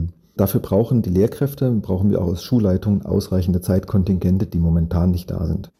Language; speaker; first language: German; native; German